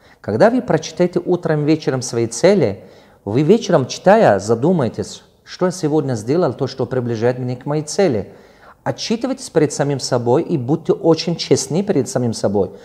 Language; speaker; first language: Russian; non-native, local second language; Tajik